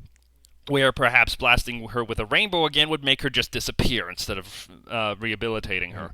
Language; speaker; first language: English; native; English